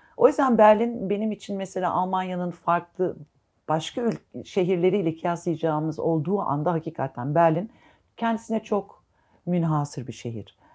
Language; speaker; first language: Turkish; early bilingual, heritage; Turkish